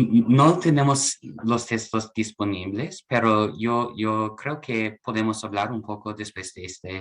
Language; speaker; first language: Spanish; non-native, learner; English